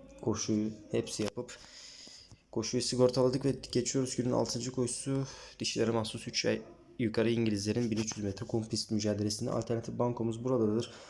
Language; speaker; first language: Turkish; native; Turkish